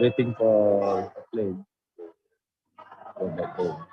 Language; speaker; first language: English; non-native, learner; Indonesian